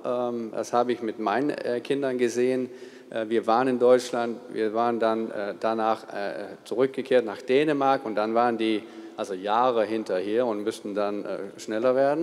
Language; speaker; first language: German; non-native, fluent; Danish